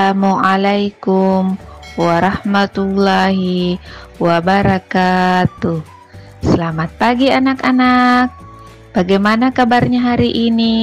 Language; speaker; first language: Indonesian; native; Indonesian